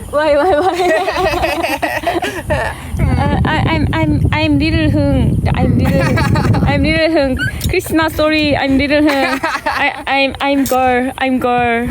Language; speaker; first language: English; non-native, learner; Korean